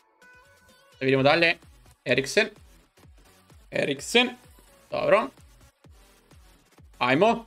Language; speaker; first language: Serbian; non-native, learner; Dutch